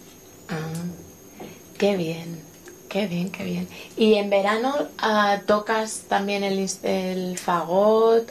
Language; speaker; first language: Spanish; non-native, fluent; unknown